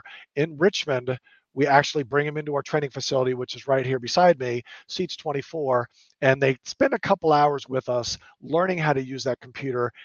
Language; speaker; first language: English; native; English